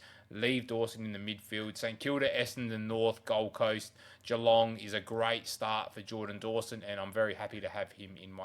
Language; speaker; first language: English; native; English